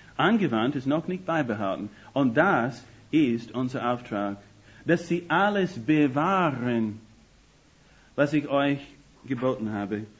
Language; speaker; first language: German; non-native, fluent; English